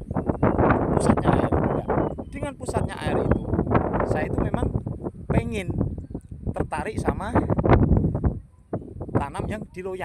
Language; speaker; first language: Indonesian; non-native, local second language; Javanese